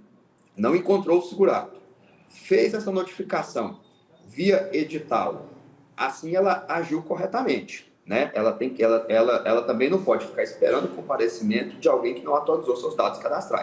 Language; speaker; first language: Portuguese; native; Portuguese